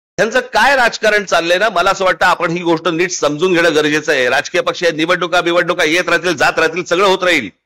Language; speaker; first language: Marathi; native; Marathi